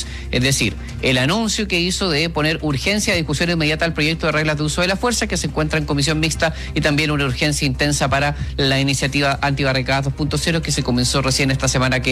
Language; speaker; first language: Spanish; native; Spanish